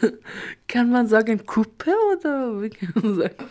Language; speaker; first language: German; non-native, learner; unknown